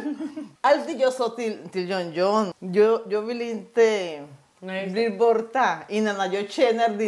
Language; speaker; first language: Swedish; non-native, learner; Spanish